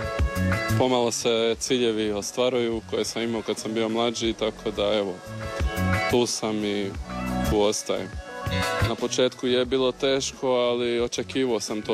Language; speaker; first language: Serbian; early bilingual, heritage; Serbian